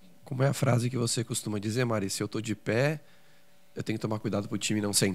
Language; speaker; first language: Portuguese; native; Portuguese